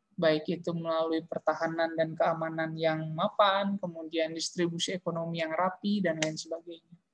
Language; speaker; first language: Malay; non-native, local second language; Sundanese